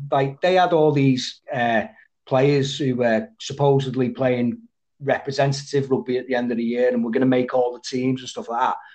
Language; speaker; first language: English; native; English